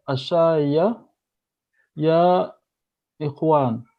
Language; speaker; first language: Arabic; non-native, learner; French